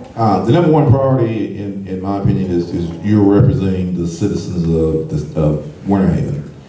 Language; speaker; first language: English; native; English